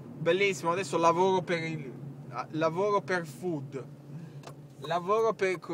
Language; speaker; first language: Italian; native; Italian